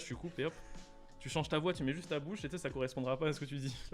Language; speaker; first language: French; native; French